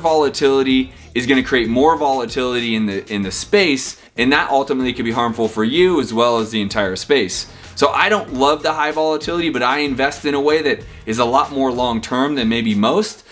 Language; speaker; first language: English; native; English